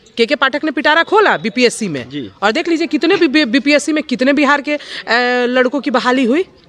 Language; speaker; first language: Hindi; native; Hindi